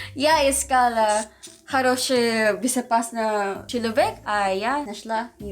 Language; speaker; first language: Russian; non-native, learner; Filipino